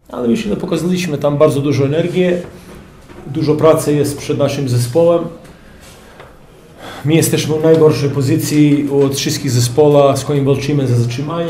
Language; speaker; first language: Polish; non-native, fluent; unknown